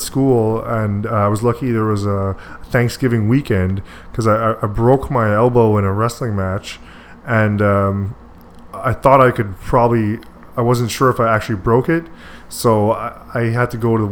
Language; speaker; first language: English; native; English